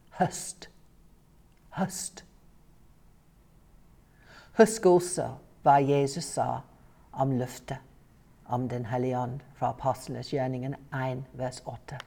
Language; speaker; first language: Norwegian; non-native, fluent; English